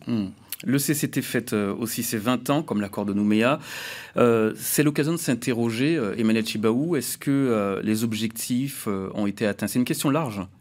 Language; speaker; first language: French; native; French